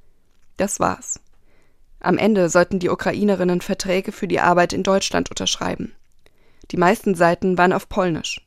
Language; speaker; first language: German; native; German